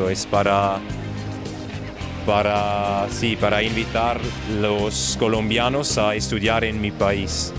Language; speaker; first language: Spanish; non-native, fluent; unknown